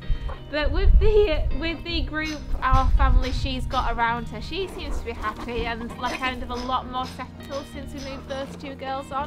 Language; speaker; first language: English; native; English